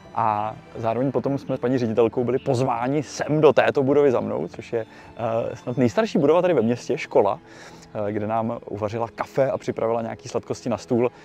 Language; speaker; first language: Czech; native; Czech